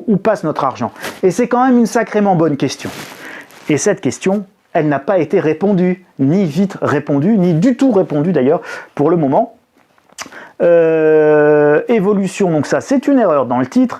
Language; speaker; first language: French; native; French